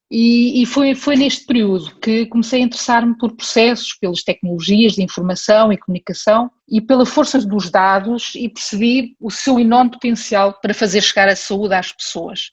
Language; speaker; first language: Portuguese; early bilingual, heritage; Portuguese